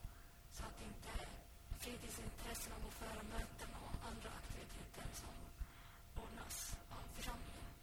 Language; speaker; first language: Swedish; early bilingual, other home language; Finnish